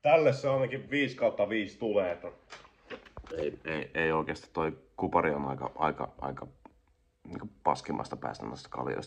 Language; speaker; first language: Finnish; native; Finnish